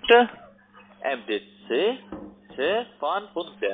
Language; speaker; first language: German; non-native, learner; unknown